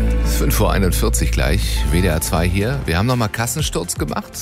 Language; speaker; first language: German; native; German